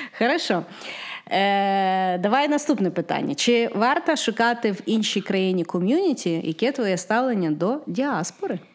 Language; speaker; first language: Ukrainian; native; Ukrainian